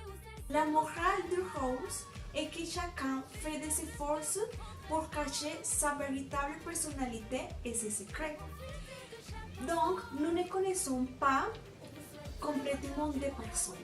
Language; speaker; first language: French; non-native, fluent; Spanish